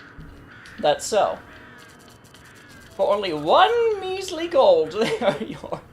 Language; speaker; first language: English; native; English